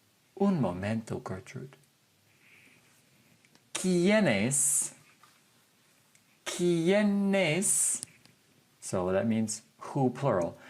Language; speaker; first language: Spanish; non-native, fluent; English